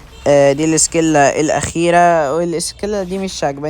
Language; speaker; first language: Arabic; native; Arabic